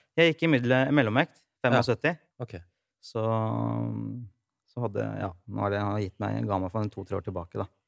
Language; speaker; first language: Norwegian; native; Norwegian